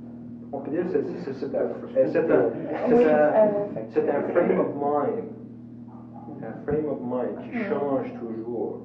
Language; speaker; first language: French; non-native, local second language; English